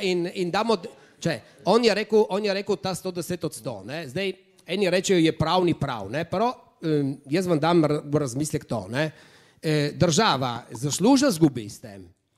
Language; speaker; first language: Slovenian; native; Slovenian